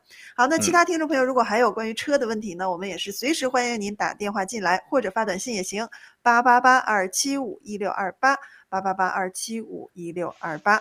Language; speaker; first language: Chinese; native; Chinese